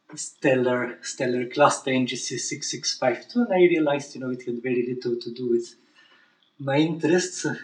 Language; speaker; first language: English; non-native, fluent; Bulgarian